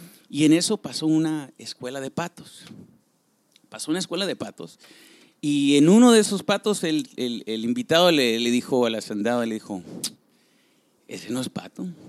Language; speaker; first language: Spanish; early bilingual, heritage; Spanish